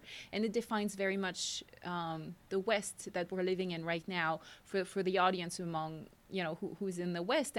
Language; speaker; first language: English; non-native, fluent; French